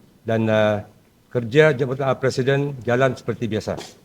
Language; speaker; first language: Malay; native; Malay